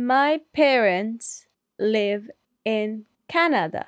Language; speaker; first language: English; non-native, learner; Spanish